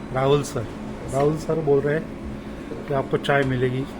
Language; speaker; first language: Hindi; non-native, local second language; Marathi